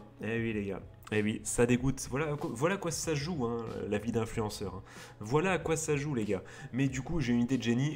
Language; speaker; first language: French; native; French